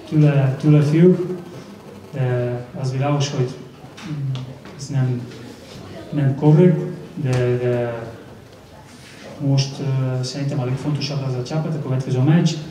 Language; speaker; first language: Hungarian; non-native, learner; Spanish